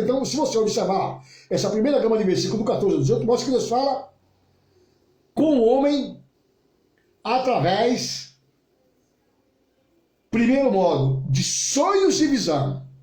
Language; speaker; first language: Portuguese; native; Portuguese